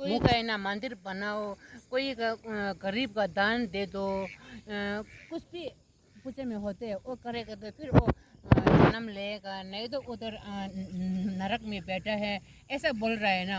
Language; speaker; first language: Hindi; non-native, local second language; Tibetan